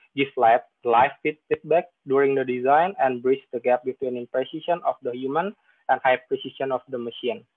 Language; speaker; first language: English; non-native, fluent; Indonesian